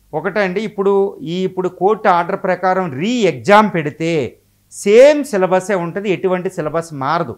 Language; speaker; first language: Telugu; native; Telugu